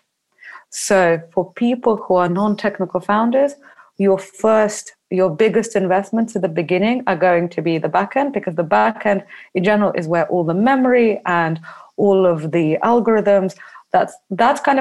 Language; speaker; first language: English; early bilingual, other home language; Russian